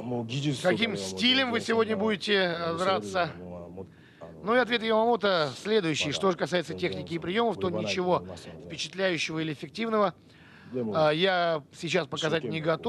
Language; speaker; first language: Russian; native; Russian